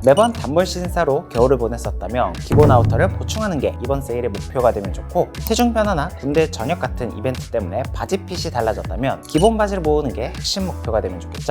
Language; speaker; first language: Korean; native; Korean